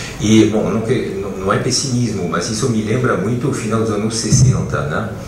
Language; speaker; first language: Portuguese; non-native, fluent; French